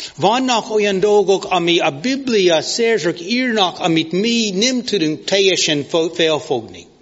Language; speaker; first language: Hungarian; non-native, learner; English